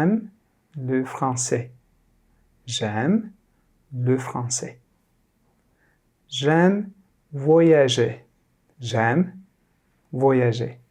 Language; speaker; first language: French; non-native, fluent; Turkish